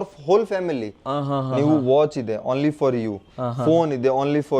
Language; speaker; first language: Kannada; non-native, local second language; Hindi